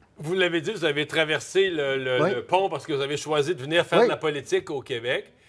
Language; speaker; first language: French; native; French